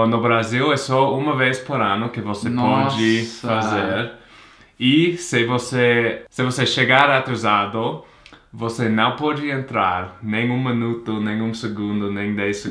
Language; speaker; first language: Portuguese; non-native, fluent; English